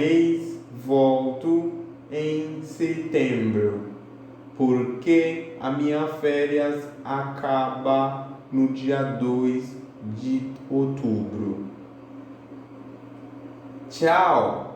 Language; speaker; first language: Portuguese; non-native, fluent; Haitian Creole